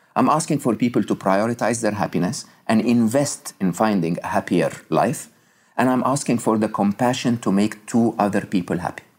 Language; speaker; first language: English; non-native, fluent; Arabic